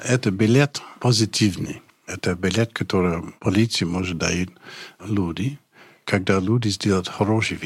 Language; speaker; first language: Russian; non-native, learner; English